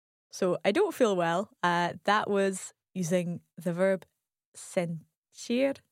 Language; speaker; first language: English; native; English